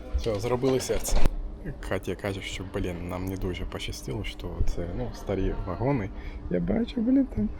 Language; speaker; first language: Ukrainian; non-native, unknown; Turkish